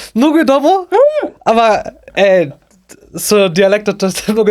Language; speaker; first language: Macedonian; non-native, learner; German